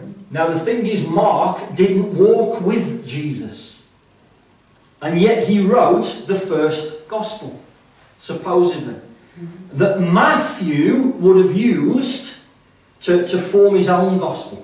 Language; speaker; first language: English; native; English